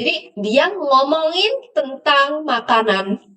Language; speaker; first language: Indonesian; native; Indonesian